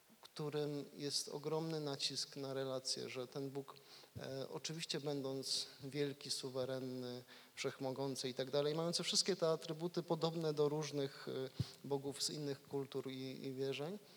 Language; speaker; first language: Polish; native; Polish